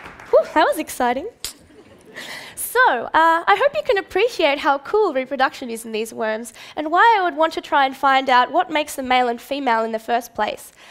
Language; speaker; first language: English; native; English